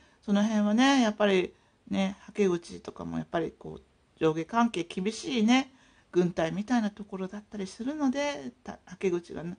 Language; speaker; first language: Japanese; native; Japanese